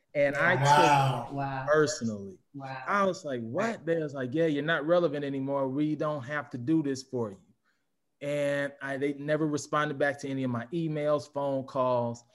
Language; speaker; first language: English; native; English